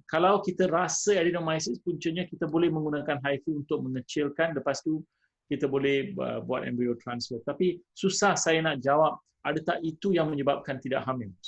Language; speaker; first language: Malay; non-native, local second language; Tamil